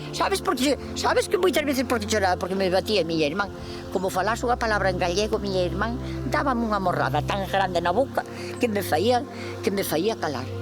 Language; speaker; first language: Galician; native; Galician